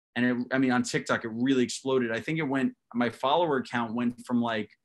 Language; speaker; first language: English; native; English